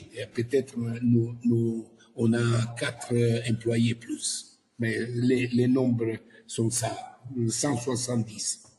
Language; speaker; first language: French; non-native, learner; Italian